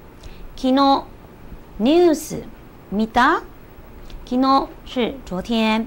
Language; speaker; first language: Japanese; non-native, fluent; Chinese